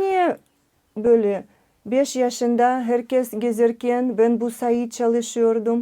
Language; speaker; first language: Turkish; non-native, learner; Russian